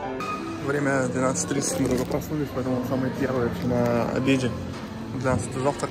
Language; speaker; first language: Russian; native; Russian